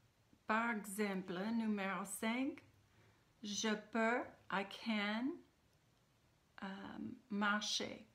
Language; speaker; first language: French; non-native, fluent; English